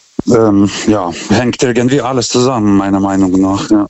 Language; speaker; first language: German; non-native, fluent; Lithuanian